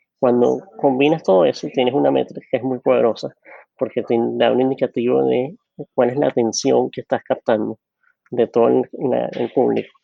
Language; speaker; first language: Spanish; native; Spanish